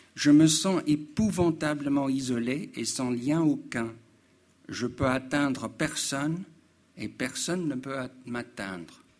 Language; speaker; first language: French; non-native, fluent; English